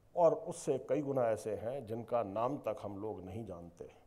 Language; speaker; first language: Hindi; native; Hindi